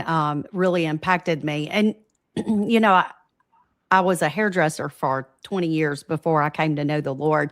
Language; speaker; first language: English; native; English